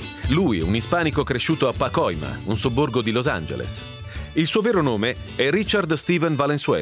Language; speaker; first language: Italian; native; Italian